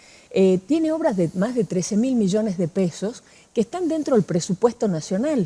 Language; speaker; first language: Spanish; native; Spanish